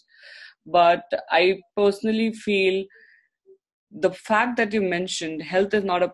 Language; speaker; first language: English; non-native, local second language; Hindi